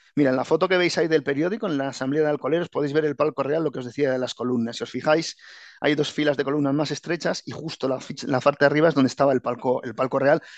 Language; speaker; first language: Spanish; native; Spanish